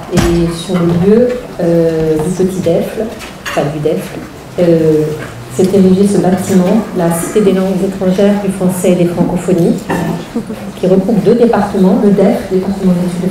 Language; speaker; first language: French; native; French